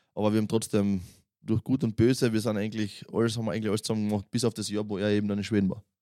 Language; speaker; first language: German; native; German